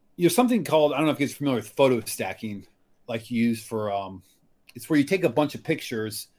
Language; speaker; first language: English; native; English